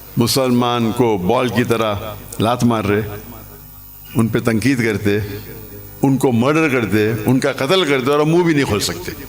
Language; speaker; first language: Urdu; non-native, local second language; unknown